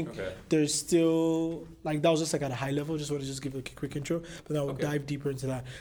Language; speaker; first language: English; non-native, local second language; Yoruba